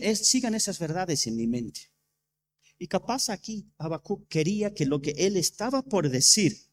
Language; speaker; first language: Spanish; non-native, fluent; English